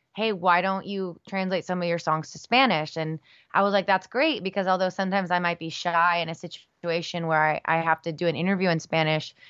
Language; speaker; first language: English; early bilingual, other home language; Spanish